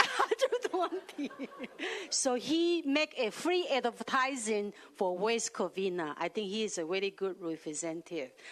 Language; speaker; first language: English; non-native, learner; Chinese